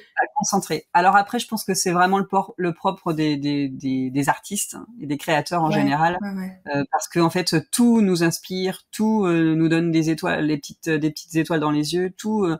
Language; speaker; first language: French; native; French